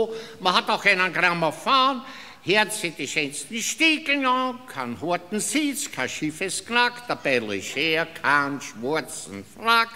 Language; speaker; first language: German; native; German